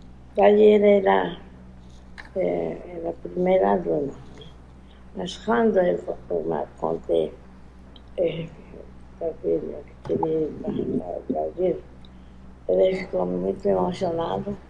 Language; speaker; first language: Portuguese; non-native, learner; Japanese